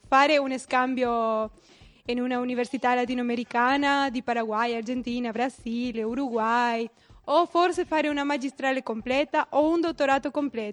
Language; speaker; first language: Italian; non-native, fluent; Spanish